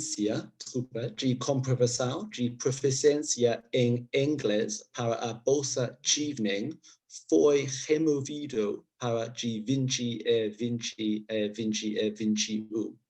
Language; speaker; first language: Portuguese; non-native, learner; English